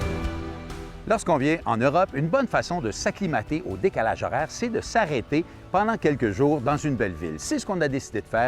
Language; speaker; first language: French; native; French